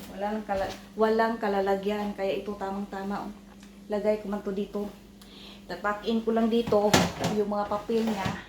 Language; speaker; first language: Filipino; non-native, local second language; Cebuano